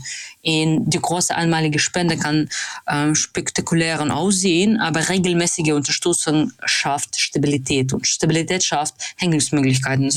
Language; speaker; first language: German; non-native, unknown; Russian